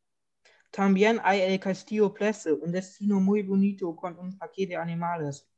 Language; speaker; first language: Spanish; non-native, learner; German